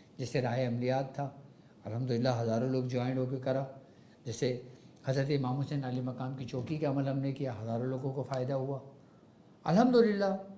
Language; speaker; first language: Urdu; native; Urdu